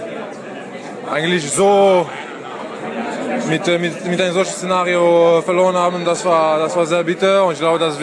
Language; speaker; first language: German; non-native, fluent; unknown